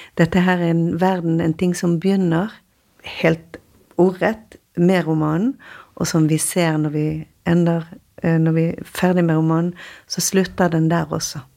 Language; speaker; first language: Norwegian; non-native, fluent; Spanish